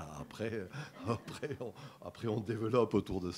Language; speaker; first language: French; native; French